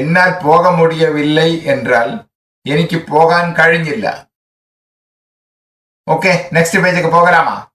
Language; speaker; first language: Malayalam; non-native, fluent; Tamil